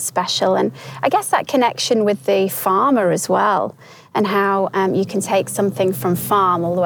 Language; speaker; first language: English; native; English